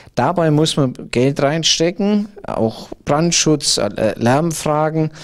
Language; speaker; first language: German; native; German